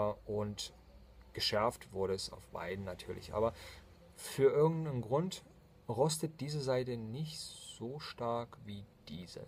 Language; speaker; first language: German; non-native, fluent; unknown